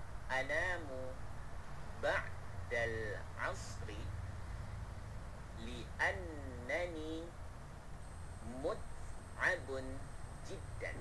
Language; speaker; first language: Arabic; non-native, fluent; Malay